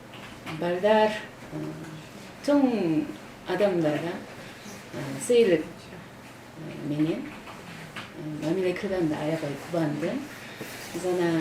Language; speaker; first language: Kyrgyz; non-native, fluent; Korean